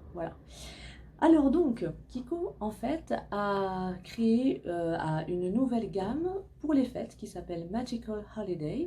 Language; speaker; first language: French; native; French